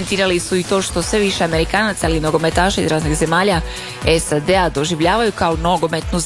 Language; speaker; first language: Serbian; native; Serbian